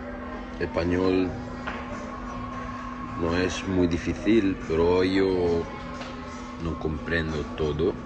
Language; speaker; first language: Spanish; non-native, learner; Italian